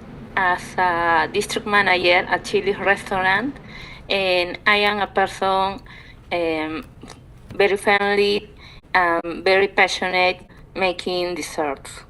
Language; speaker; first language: English; non-native, learner; Spanish